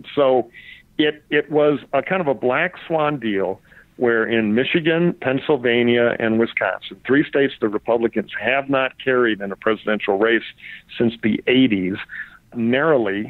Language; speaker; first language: English; native; English